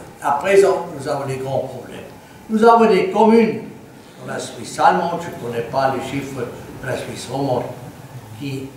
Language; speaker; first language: French; non-native, fluent; German